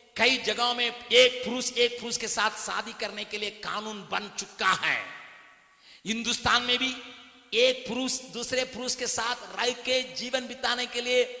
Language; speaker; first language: Hindi; non-native, local second language; Tamil